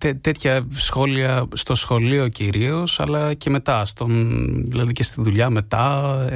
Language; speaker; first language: Greek; early bilingual, heritage; Greek